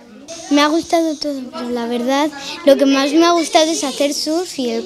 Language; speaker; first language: Spanish; native; Spanish